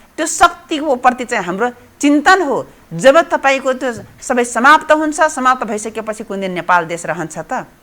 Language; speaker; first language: Nepali; non-native, local second language; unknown